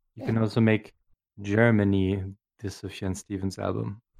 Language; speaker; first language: English; non-native, fluent; German